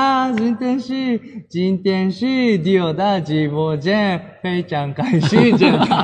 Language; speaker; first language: Chinese; non-native, learner; Japanese